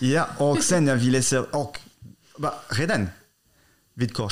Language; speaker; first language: Swedish; non-native, fluent; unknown